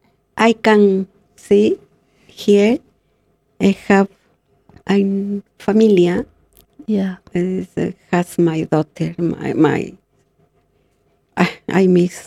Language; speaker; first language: English; non-native, learner; Spanish